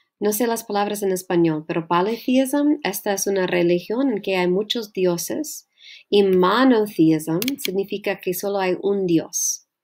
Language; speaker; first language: Spanish; non-native, learner; English